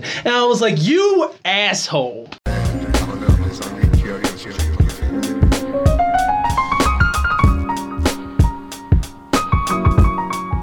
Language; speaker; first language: English; native; English